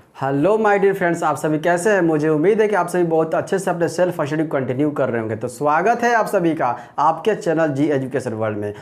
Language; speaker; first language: Hindi; native; Hindi